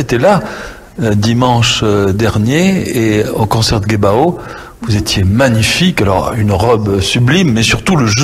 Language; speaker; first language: French; native; French